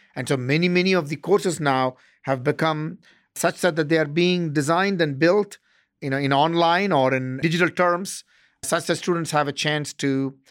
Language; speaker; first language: English; non-native, local second language; Tamil